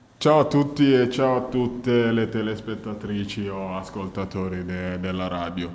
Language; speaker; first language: Italian; early bilingual, other home language; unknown